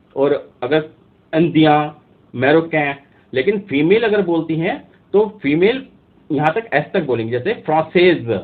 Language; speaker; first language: Hindi; native; Hindi